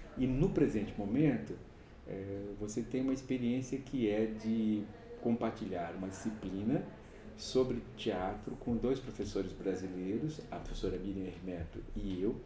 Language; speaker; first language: Portuguese; native; Portuguese